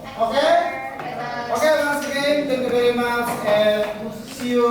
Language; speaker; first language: English; non-native, learner; Indonesian